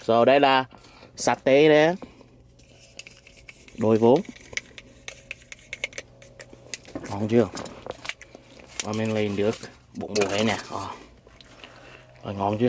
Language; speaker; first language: Vietnamese; early bilingual, heritage; Vietnamese